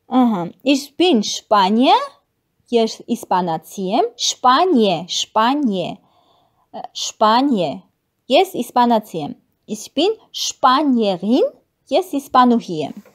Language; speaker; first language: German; non-native, fluent; Armenian